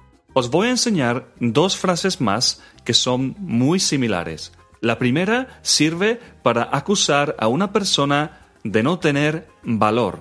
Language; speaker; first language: Spanish; native; Spanish